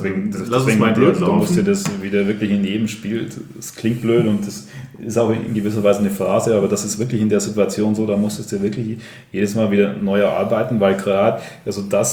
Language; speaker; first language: German; native; German